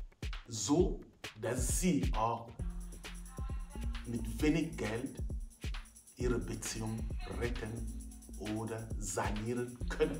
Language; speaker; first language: German; non-native, fluent; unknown